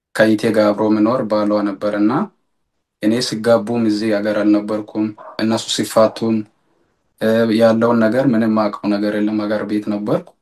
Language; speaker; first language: Amharic; non-native, local second language; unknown